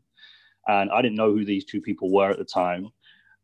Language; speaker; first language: English; native; English